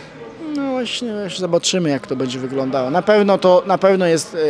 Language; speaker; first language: Polish; non-native, fluent; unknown